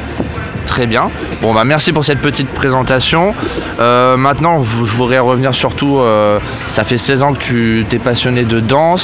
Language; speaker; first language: French; native; French